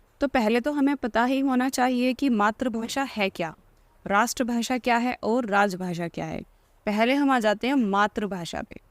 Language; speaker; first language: Hindi; native; Hindi